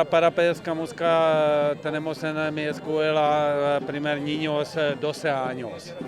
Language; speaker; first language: Spanish; non-native, learner; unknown